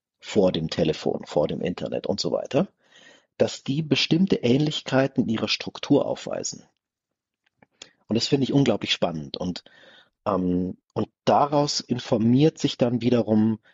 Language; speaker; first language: German; native; German